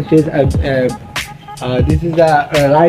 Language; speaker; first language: English; non-native, learner; Bangla